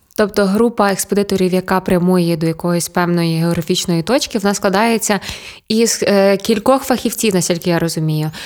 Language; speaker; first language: Ukrainian; native; Ukrainian